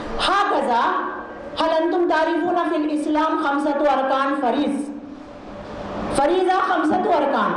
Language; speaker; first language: Arabic; non-native, learner; Urdu